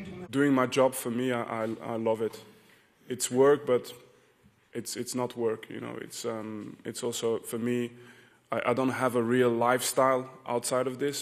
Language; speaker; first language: English; non-native, fluent; French